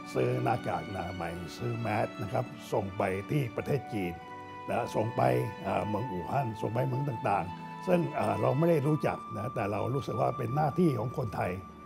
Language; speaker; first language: Thai; native; Thai